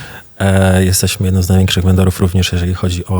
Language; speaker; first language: Polish; native; Polish